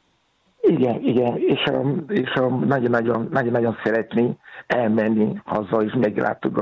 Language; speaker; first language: Hungarian; non-native, fluent; Yoruba